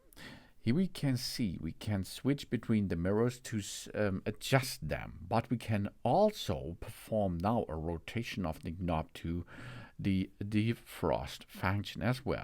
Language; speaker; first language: English; non-native, fluent; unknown